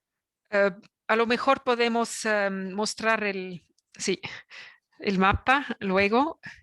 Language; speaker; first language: Spanish; non-native, fluent; French